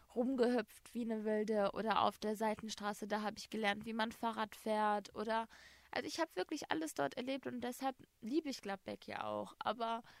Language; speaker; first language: German; native; German